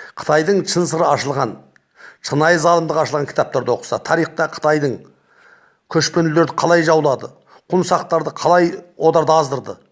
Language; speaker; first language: Kazakh; native; Kazakh